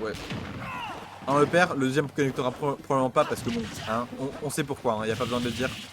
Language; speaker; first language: French; native; French